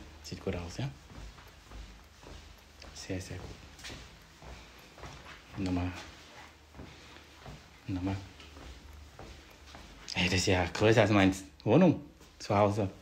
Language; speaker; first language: German; non-native, fluent; Vietnamese